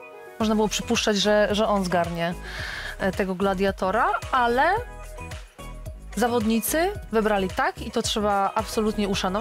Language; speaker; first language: Polish; native; Polish